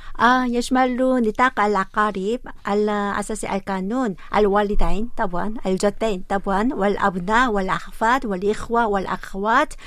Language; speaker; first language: Arabic; non-native, fluent; Korean